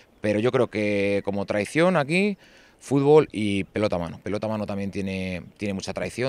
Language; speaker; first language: Spanish; native; Spanish